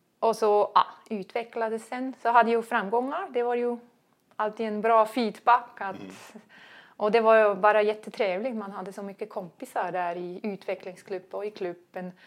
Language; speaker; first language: Swedish; non-native, fluent; German